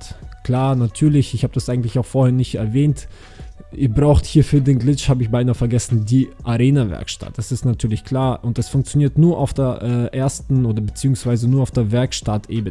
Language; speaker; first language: German; native; German